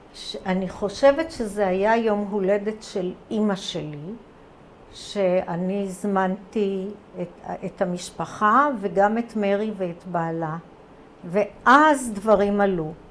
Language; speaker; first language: Hebrew; early bilingual, other home language; Croatian